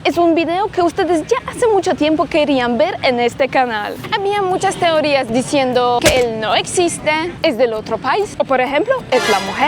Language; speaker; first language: Spanish; non-native, fluent; Polish